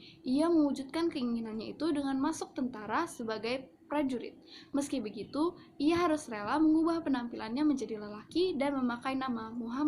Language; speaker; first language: Indonesian; native; Indonesian